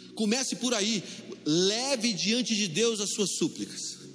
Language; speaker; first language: Portuguese; native; Portuguese